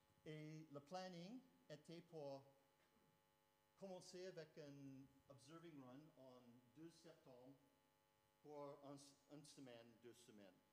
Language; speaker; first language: French; non-native, fluent; English